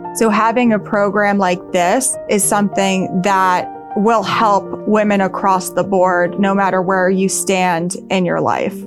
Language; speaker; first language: English; native; English